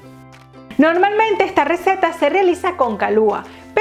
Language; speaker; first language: Spanish; native; Spanish